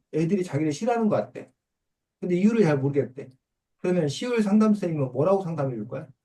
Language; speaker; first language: Korean; native; Korean